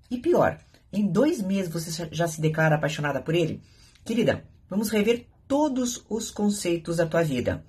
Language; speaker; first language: Portuguese; native; Portuguese